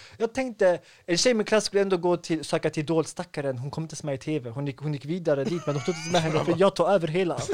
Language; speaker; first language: Swedish; early bilingual, other home language; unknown